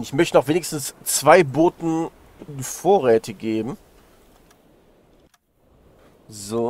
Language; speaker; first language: German; native; German